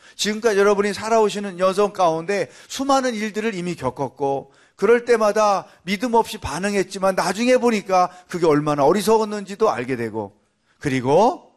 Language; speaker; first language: Korean; native; Korean